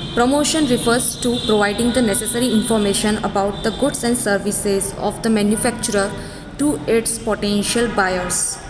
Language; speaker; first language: English; non-native, local second language; Hindi